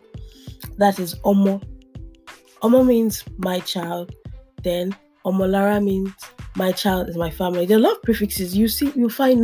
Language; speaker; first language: English; non-native, local second language; Yoruba